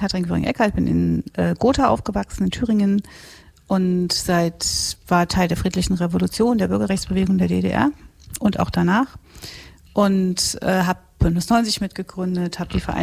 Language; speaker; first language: German; native; German